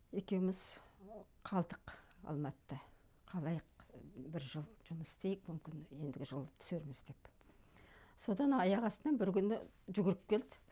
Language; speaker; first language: Kazakh; native; Kazakh